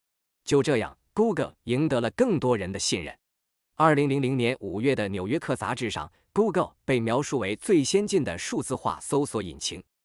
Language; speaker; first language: Chinese; native; Chinese